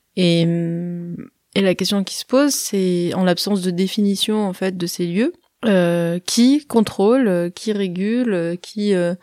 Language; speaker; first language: French; early bilingual, other home language; Arabic